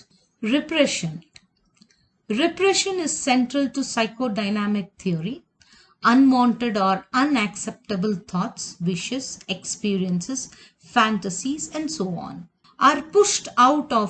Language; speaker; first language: English; non-native, local second language; Kannada